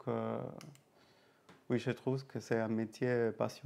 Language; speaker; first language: French; native; French